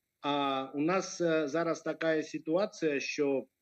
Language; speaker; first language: Ukrainian; non-native, fluent; Georgian